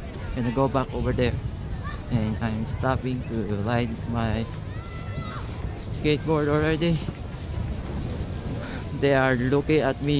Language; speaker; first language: English; non-native, local second language; Filipino